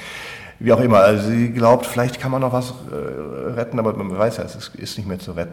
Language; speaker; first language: German; native; German